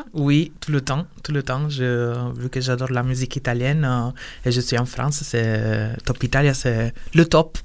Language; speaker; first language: French; non-native, fluent; Italian